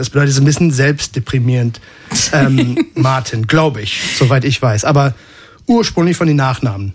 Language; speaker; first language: German; non-native, fluent; English